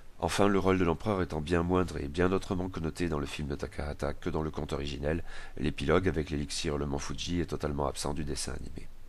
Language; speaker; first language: French; native; French